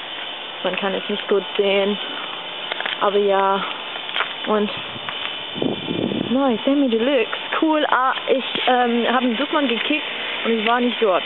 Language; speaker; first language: German; non-native, learner; English